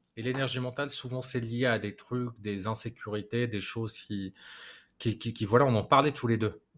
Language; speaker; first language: French; non-native, local second language; Arabic